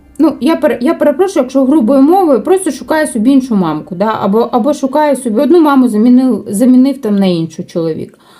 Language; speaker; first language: Ukrainian; non-native, local second language; Russian